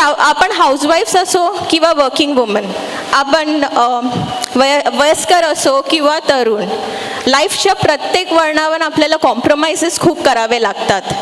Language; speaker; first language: Marathi; non-native, local second language; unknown